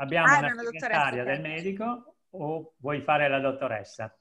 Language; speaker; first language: Italian; native; Italian